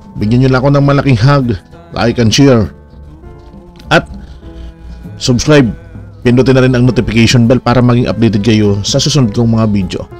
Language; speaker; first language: Filipino; native; Filipino